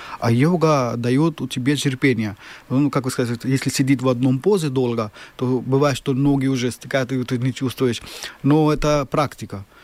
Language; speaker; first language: Russian; non-native, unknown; Hindi